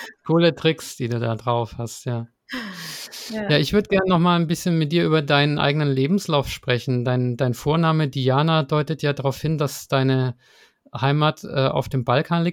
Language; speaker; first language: German; native; German